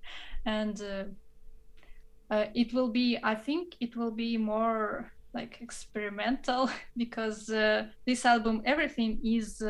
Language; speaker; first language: English; non-native, fluent; Russian